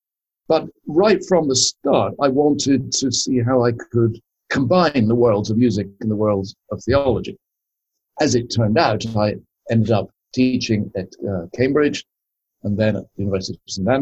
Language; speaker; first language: English; native; English